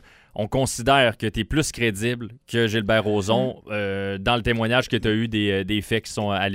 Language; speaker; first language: French; native; French